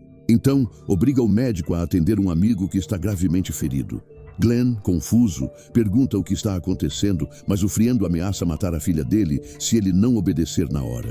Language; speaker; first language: Portuguese; native; Portuguese